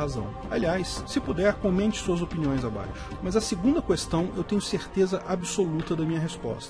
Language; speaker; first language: Portuguese; native; Portuguese